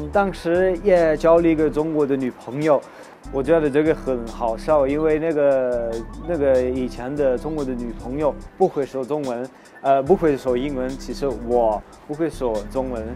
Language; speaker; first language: Chinese; non-native, fluent; Dutch